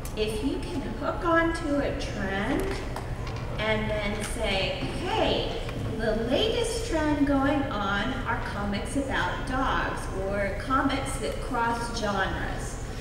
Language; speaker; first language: English; native; English